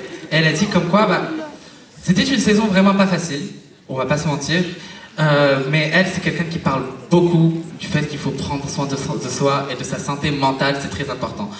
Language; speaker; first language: French; native; French